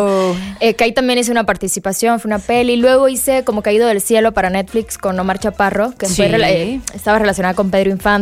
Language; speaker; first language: Spanish; native; Spanish